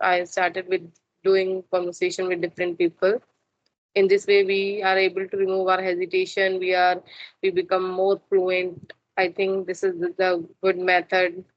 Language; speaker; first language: English; non-native, learner; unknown